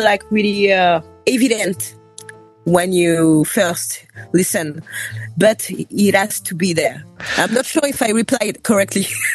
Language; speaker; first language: English; non-native, fluent; French